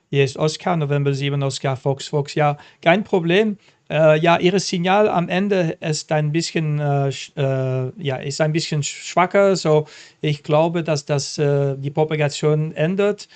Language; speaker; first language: German; non-native, learner; Dutch